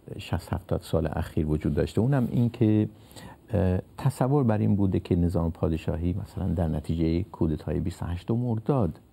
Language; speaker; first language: Persian; native; Persian